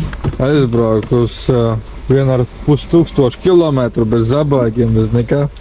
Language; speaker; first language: Latvian; non-native, local second language; Russian